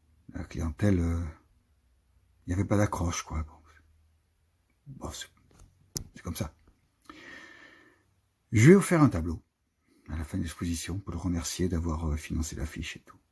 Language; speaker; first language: French; native; French